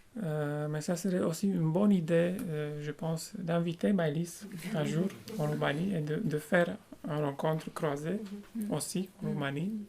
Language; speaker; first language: French; non-native, fluent; Romanian